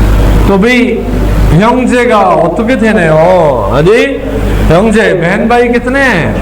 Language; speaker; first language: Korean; non-native, fluent; Urdu